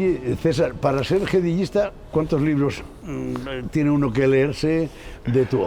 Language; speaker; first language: Spanish; native; Spanish